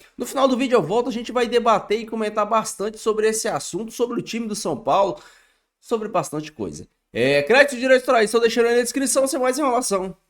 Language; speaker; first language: Portuguese; native; Portuguese